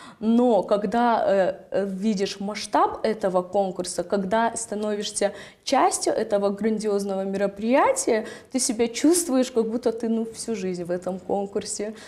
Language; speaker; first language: Russian; non-native, local second language; Ossetic